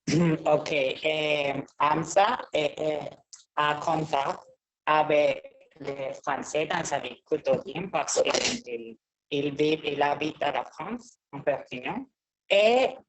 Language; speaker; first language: French; non-native, learner; Spanish